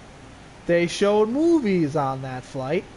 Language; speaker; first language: English; native; English